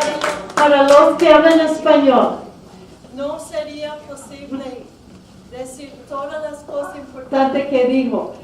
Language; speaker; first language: Spanish; early bilingual, heritage; Spanish